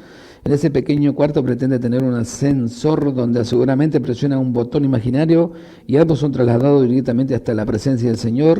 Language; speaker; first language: Spanish; native; Spanish